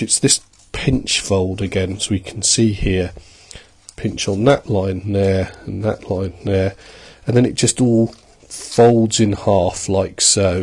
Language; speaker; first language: English; native; English